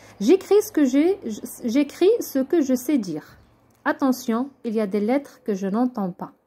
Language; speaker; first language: French; native; French